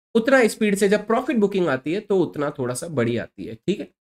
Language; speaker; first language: Hindi; native; Hindi